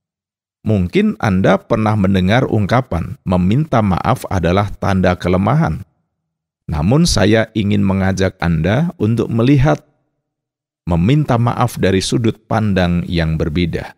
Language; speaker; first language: Indonesian; native; Indonesian